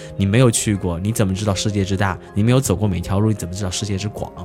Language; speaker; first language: Chinese; native; Chinese